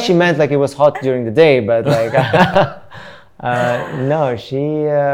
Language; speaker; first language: English; non-native, fluent; Russian